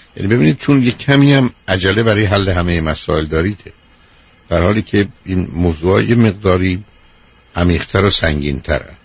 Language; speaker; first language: Persian; native; Persian